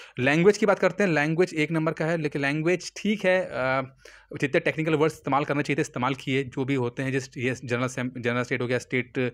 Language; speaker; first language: Hindi; native; Hindi